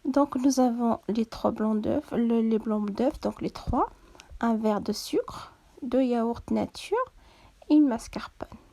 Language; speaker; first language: French; non-native, local second language; Arabic